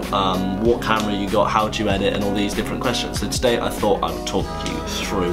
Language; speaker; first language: English; native; English